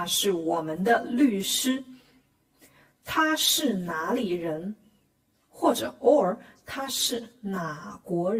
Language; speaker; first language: Chinese; non-native, fluent; Khmer